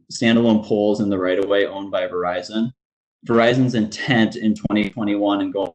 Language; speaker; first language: English; native; English